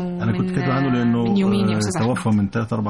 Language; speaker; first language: Arabic; native; Arabic